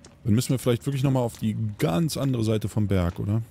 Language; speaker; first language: German; native; German